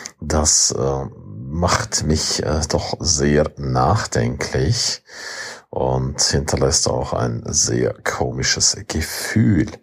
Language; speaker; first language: German; non-native, local second language; Romansh